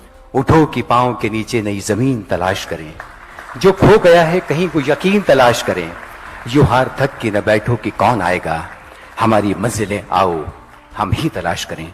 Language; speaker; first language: Hindi; native; Hindi